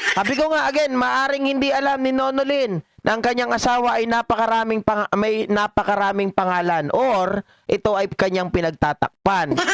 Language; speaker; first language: Filipino; native; Filipino